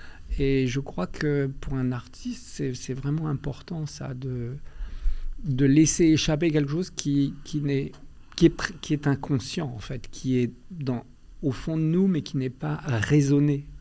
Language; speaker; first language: French; early bilingual, other home language; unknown